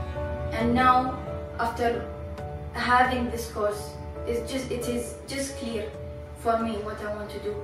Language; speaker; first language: English; non-native, fluent; Arabic